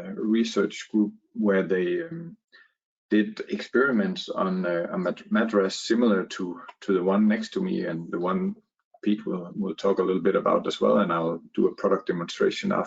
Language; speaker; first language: English; non-native, fluent; Danish